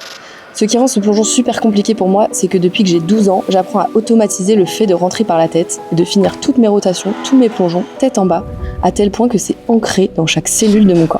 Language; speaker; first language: French; native; French